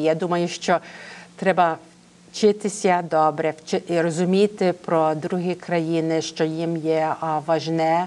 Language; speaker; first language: Ukrainian; early bilingual, heritage; Ukrainian